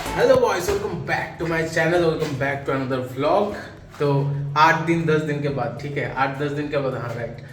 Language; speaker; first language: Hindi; non-native, local second language; Bangla